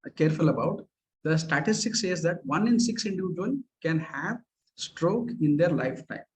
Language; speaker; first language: English; non-native, local second language; Kannada